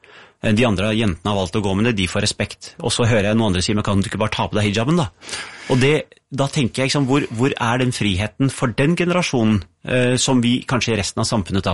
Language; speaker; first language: Norwegian; early bilingual, other home language; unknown